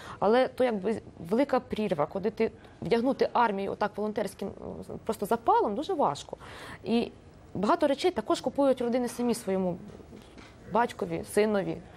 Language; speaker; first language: Ukrainian; native; Ukrainian